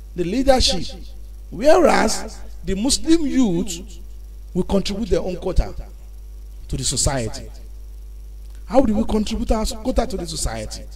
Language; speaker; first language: English; non-native, local second language; Yoruba